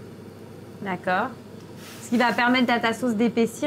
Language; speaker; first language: French; native; French